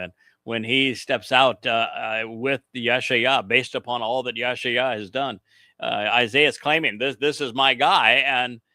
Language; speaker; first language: English; native; English